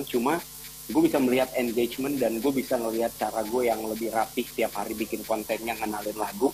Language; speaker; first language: Indonesian; native; Indonesian